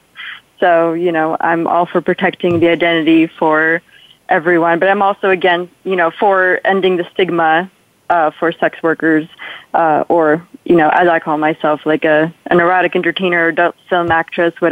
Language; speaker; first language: English; non-native, fluent; Polish